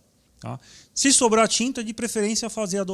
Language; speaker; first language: Portuguese; native; Portuguese